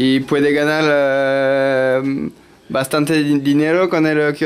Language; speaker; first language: Spanish; non-native, learner; French